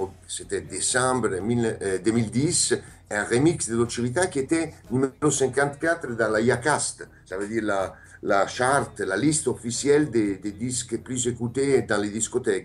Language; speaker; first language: French; non-native, fluent; Italian